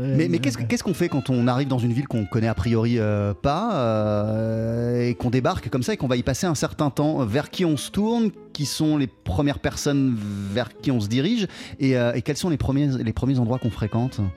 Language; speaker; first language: French; native; French